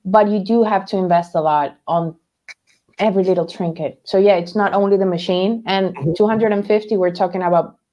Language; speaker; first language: English; non-native, fluent; Spanish